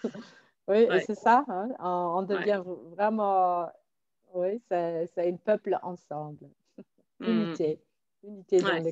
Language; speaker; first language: French; non-native, fluent; German